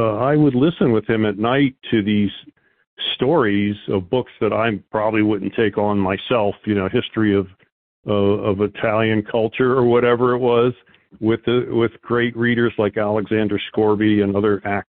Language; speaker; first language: English; native; English